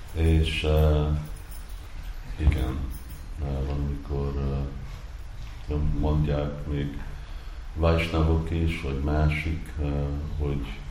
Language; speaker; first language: Hungarian; non-native, fluent; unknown